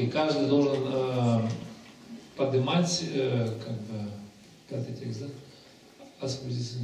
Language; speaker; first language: Russian; native; Russian